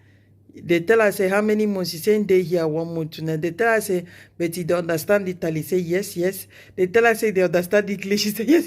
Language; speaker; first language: English; non-native, local second language; Nigerian Pidgin